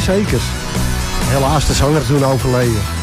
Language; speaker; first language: Dutch; native; Dutch